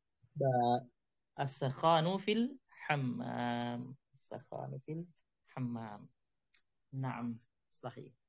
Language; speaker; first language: Arabic; non-native, fluent; Indonesian